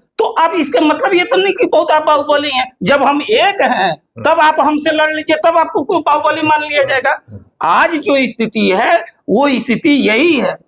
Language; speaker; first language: Hindi; native; Hindi